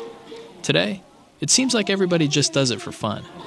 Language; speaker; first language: English; native; English